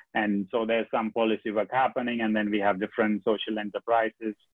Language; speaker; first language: English; non-native, local second language; Tamil